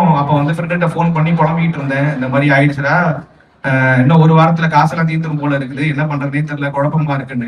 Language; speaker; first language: Tamil; native; Tamil